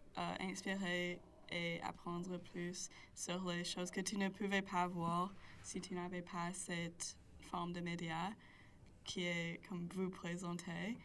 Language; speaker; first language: French; non-native, local second language; English